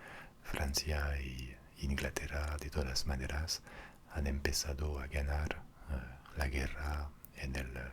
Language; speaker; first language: Spanish; non-native, fluent; French